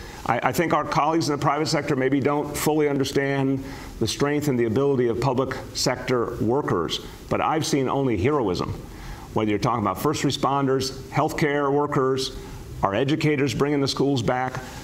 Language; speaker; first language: English; native; English